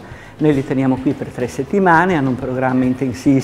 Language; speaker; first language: Italian; native; Italian